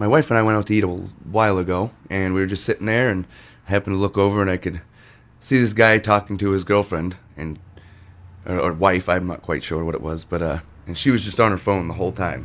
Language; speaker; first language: English; native; English